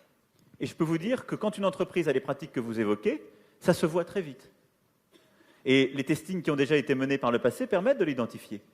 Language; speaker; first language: French; native; French